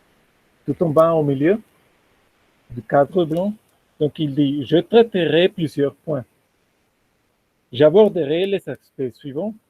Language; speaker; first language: French; non-native, fluent; Spanish